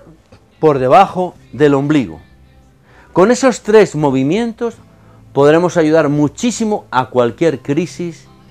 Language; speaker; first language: Spanish; native; Spanish